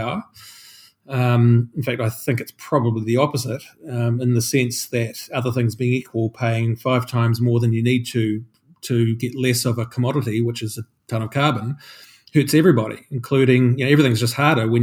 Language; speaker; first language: English; native; English